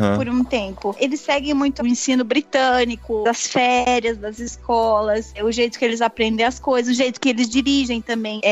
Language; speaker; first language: Portuguese; native; Portuguese